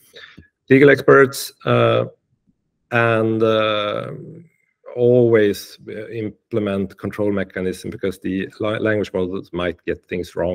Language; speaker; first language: English; non-native, fluent; Swedish